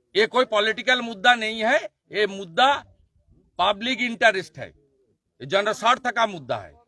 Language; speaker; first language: Hindi; non-native, local second language; Bangla